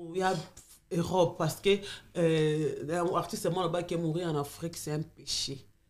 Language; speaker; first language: French; non-native, local second language; Lingala